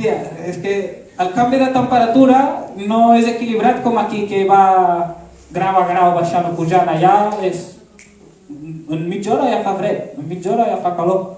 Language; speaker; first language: Catalan; early bilingual, other home language; Arabic